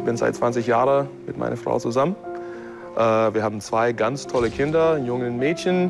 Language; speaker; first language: German; non-native, fluent; English